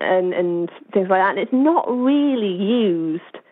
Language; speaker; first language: English; native; English